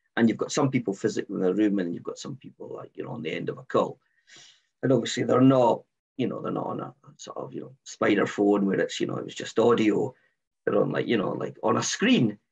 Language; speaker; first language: English; native; English